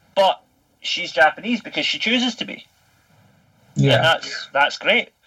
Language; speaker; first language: English; native; English